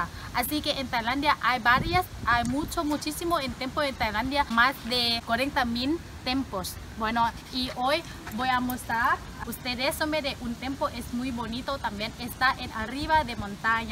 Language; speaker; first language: Spanish; non-native, learner; Thai